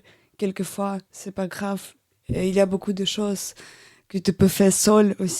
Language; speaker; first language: French; non-native, learner; Russian